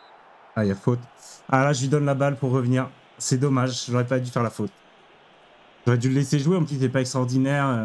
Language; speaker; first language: French; native; French